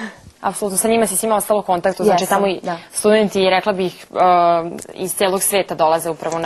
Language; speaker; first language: Serbian; native; Serbian